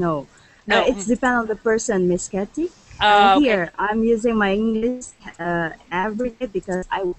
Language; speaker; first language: English; non-native, learner; Indonesian